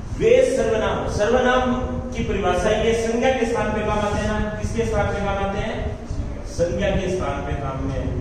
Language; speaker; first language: Hindi; native; Hindi